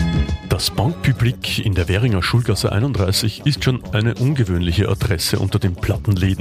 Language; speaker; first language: German; native; German